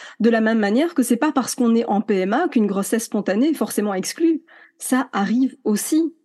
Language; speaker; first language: French; native; French